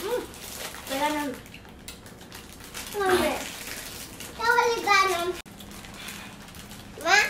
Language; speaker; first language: Spanish; early bilingual, other home language; Haitian Creole